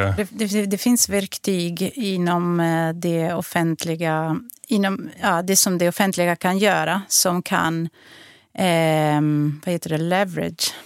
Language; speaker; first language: Swedish; non-native, fluent; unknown